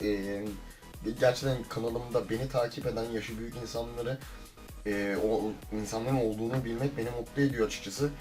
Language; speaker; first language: Turkish; native; Turkish